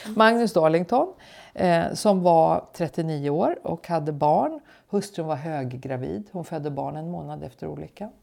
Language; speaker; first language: Swedish; native; Swedish